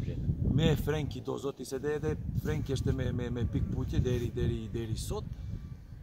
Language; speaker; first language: Albanian; non-native, learner; Serbian